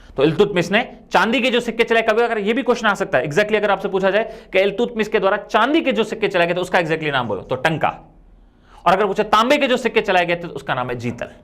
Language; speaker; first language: Hindi; native; Hindi